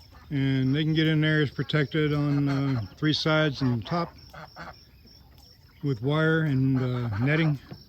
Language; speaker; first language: English; native; English